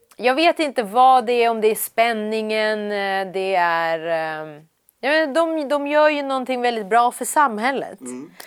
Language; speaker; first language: Swedish; early bilingual, other home language; Persian